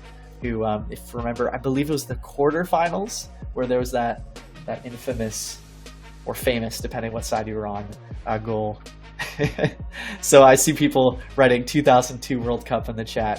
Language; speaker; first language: English; native; English